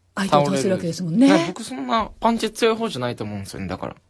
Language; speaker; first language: Japanese; native; Japanese